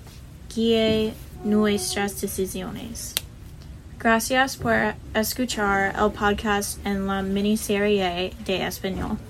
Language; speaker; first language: Spanish; non-native, learner; English